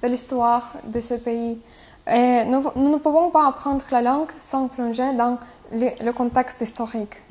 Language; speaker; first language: French; non-native, fluent; Russian